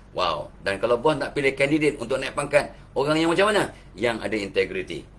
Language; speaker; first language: Malay; native; Malay